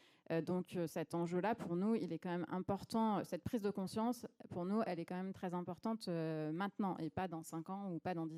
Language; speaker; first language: French; native; French